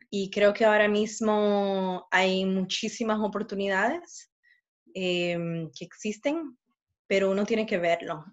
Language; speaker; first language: Spanish; early bilingual, heritage; Spanish